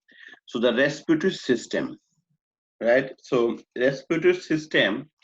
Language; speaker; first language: English; non-native, fluent; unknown